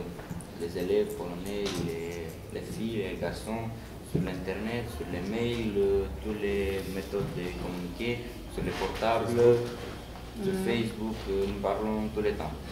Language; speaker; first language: French; non-native, learner; Romanian